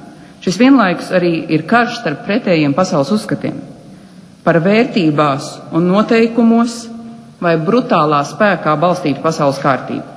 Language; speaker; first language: Latvian; native; Latvian